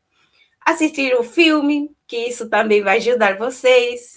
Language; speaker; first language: Portuguese; non-native, fluent; Spanish